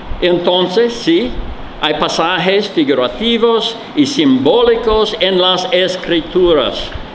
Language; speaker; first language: Spanish; non-native, learner; English